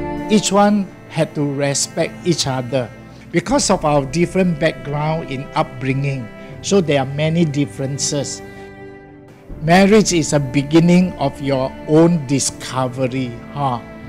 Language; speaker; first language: English; non-native, local second language; Chinese